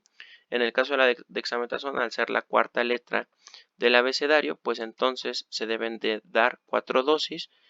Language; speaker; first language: Spanish; native; Spanish